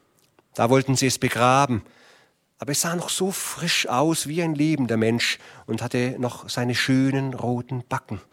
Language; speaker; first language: German; native; German